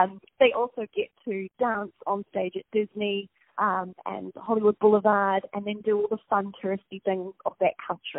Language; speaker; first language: English; native; English